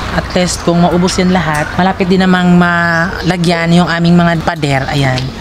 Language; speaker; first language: Filipino; non-native, local second language; Cebuano